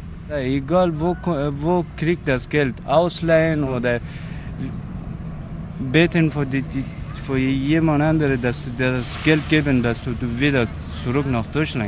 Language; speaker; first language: German; non-native, fluent; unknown